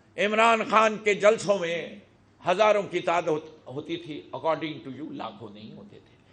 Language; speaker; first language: Urdu; native; Urdu